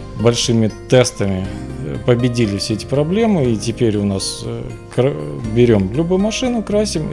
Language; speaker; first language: Russian; native; Russian